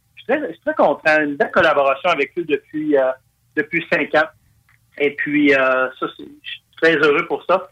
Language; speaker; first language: French; native; French